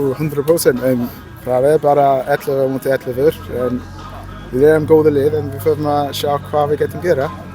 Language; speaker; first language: Icelandic; non-native, learner; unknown